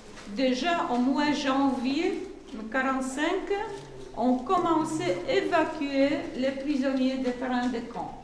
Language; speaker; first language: French; non-native, learner; Polish